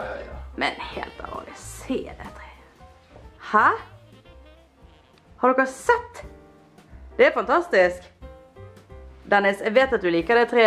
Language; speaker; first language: Norwegian; native; Norwegian